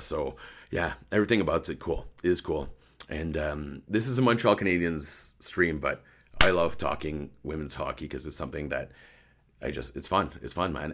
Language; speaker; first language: English; early bilingual, other home language; French